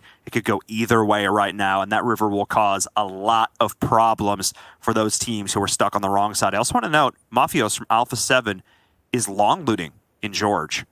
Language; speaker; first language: English; native; English